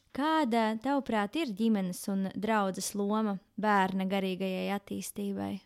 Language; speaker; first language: Latvian; native; Latvian